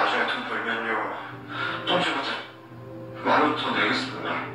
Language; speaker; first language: Korean; native; Korean